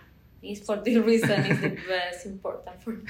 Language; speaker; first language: English; non-native, learner; Spanish